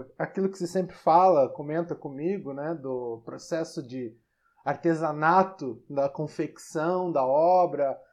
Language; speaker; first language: Portuguese; native; Portuguese